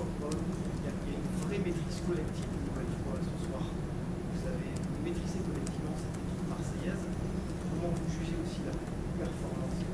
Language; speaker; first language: French; native; French